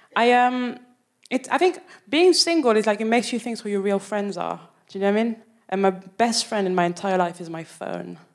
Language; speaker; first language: English; non-native, fluent; French